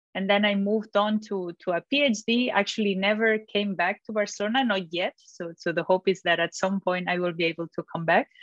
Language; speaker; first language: English; non-native, fluent; Catalan